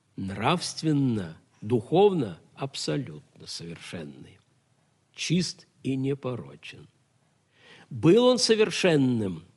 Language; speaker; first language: Russian; native; Russian